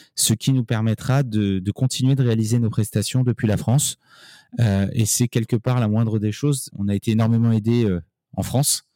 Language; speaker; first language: French; native; French